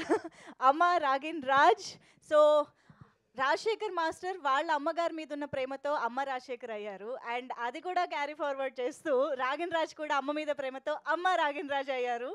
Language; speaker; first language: Telugu; native; Telugu